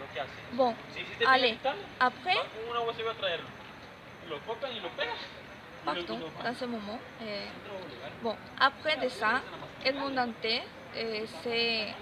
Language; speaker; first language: French; non-native, learner; Spanish